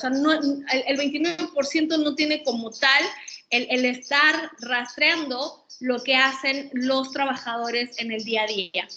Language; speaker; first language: Spanish; native; Spanish